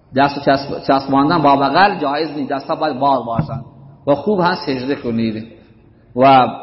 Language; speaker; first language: Persian; native; Persian